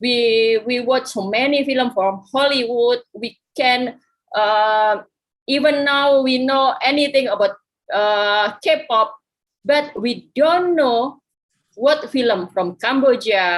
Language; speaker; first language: English; non-native, fluent; Indonesian